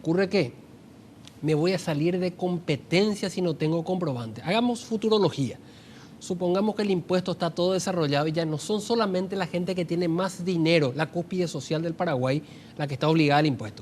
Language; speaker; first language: Spanish; native; Spanish